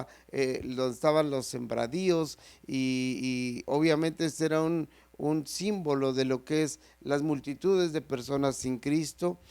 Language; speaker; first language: Spanish; native; Spanish